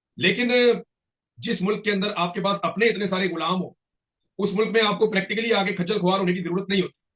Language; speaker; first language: Urdu; non-native, local second language; Punjabi